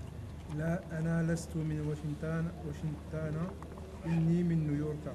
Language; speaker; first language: Arabic; non-native, learner; French